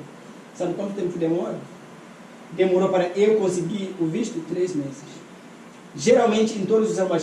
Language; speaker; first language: Portuguese; non-native, fluent; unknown